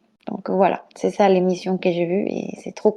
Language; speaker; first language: French; non-native, fluent; Spanish